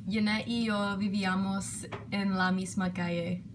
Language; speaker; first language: Spanish; non-native, learner; English